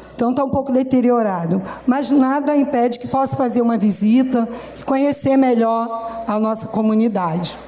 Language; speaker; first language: Portuguese; native; Portuguese